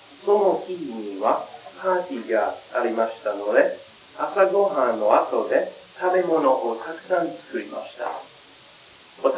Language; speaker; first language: Japanese; non-native, learner; English